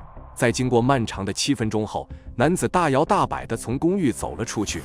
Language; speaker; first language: Chinese; native; Chinese